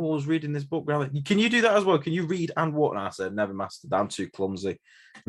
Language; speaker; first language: English; native; English